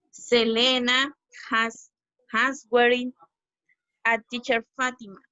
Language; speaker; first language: English; non-native, learner; Spanish